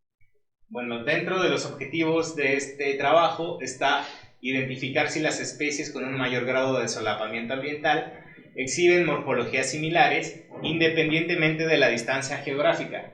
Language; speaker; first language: Spanish; native; Spanish